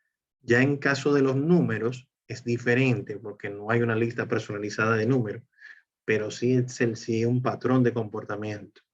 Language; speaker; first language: Spanish; native; Spanish